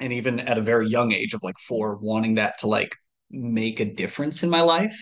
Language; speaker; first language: English; native; English